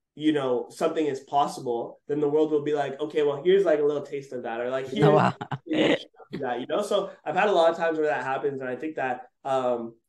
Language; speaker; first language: English; native; English